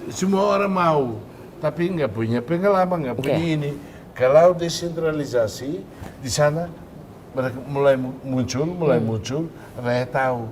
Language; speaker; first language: Indonesian; non-native, fluent; Tetum